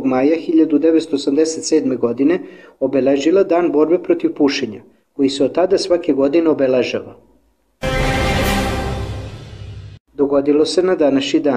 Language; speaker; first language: Serbian; native; Serbian